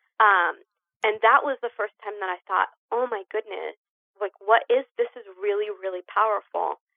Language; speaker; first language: English; early bilingual, other home language; Spanish